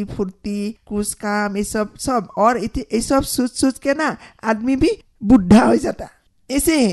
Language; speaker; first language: Hindi; non-native, local second language; Assamese